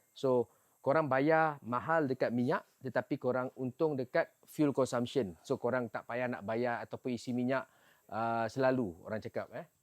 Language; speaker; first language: Malay; native; Malay